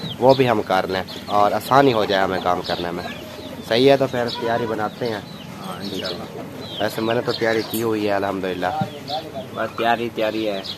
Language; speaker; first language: Urdu; non-native, local second language; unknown